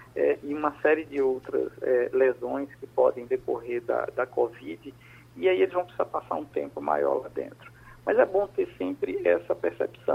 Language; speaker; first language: Portuguese; native; Portuguese